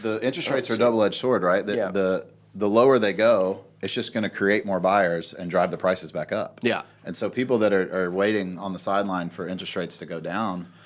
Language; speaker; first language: English; native; English